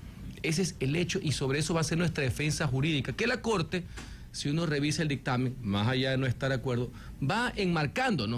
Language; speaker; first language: Spanish; native; Spanish